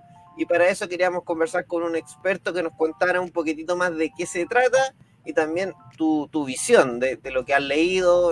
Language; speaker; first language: Spanish; native; Spanish